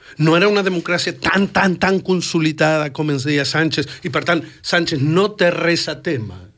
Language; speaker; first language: Catalan; non-native, fluent; Spanish